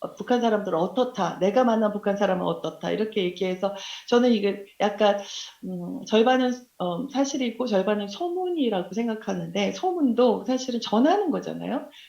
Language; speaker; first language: Korean; native; Korean